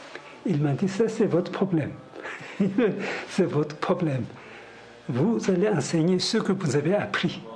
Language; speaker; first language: French; non-native, fluent; Tibetan